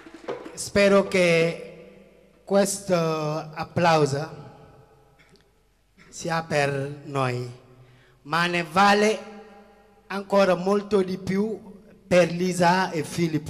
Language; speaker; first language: Italian; non-native, fluent; Wolof